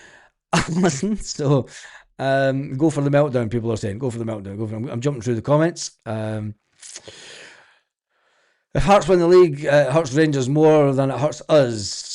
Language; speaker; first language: English; native; English